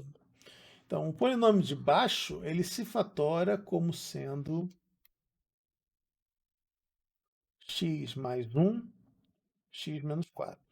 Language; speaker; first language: Portuguese; native; Portuguese